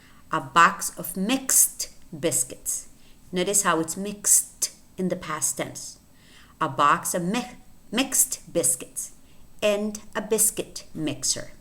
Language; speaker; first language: English; non-native, fluent; Spanish